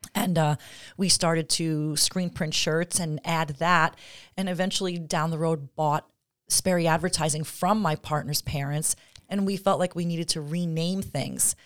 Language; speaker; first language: English; native; English